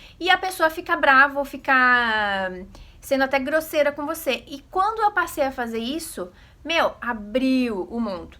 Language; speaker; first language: Portuguese; native; Portuguese